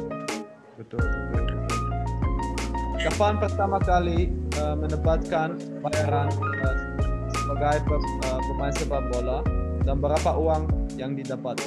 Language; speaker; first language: Indonesian; non-native, learner; Dutch